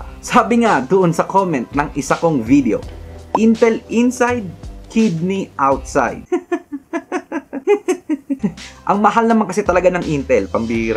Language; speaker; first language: Filipino; native; Filipino